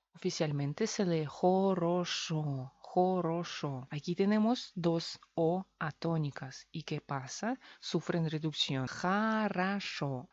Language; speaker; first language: Spanish; non-native, fluent; Russian